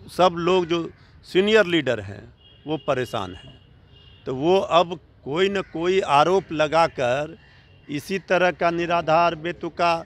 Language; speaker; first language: Hindi; native; Hindi